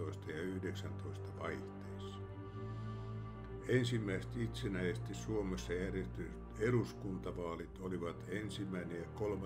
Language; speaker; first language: Finnish; native; Finnish